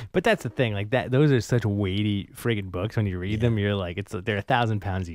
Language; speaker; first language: English; native; English